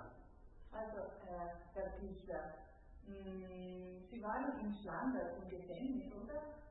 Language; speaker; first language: German; non-native, fluent; Italian